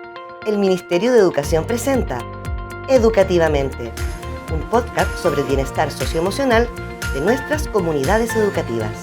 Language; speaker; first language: Spanish; native; Spanish